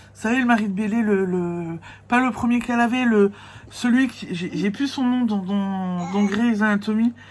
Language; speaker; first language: French; native; French